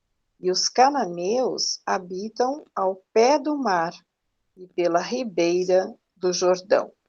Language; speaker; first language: Portuguese; native; Portuguese